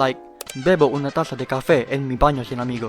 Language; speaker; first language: Spanish; non-native, learner; Indonesian